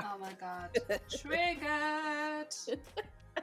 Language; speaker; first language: English; native; English